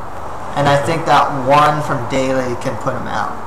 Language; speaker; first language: English; native; English